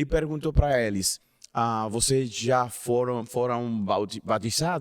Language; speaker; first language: Portuguese; non-native, learner; Spanish